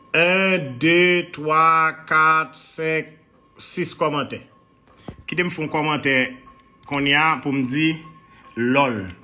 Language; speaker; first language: Haitian Creole; native; Haitian Creole